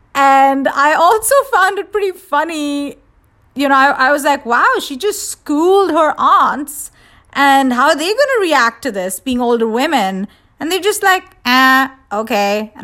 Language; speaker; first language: English; non-native, local second language; Hindi